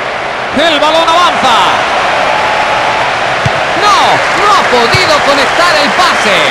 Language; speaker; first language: Spanish; native; Spanish